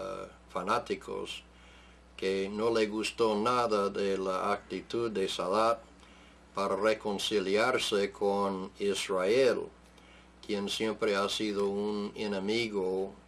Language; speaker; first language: Spanish; non-native, fluent; English